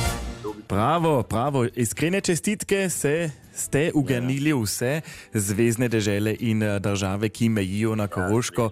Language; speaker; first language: Slovenian; native; Slovenian